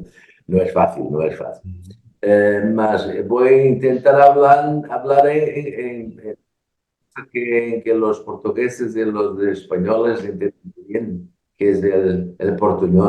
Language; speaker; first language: Spanish; non-native, learner; Portuguese